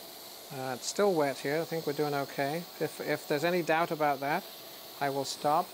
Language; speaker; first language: English; native; English